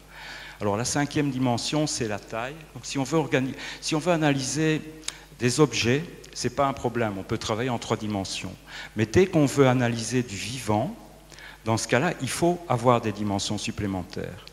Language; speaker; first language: French; native; French